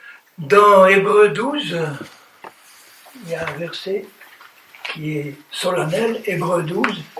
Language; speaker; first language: French; native; French